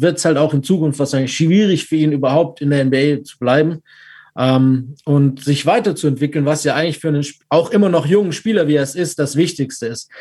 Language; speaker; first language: German; native; German